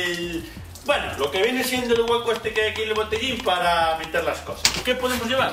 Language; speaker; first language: Spanish; native; Spanish